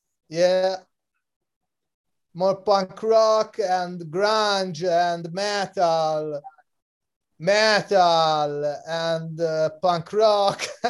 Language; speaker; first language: English; non-native, learner; Italian